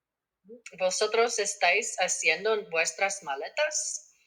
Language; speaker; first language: Spanish; non-native, fluent; English